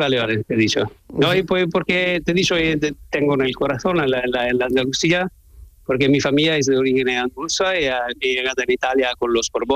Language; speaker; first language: Spanish; non-native, learner; Italian